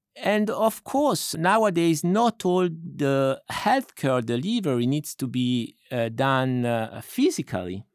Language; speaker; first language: English; non-native, fluent; Italian